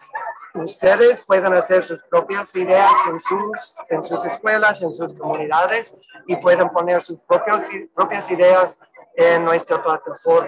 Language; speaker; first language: Spanish; non-native, fluent; English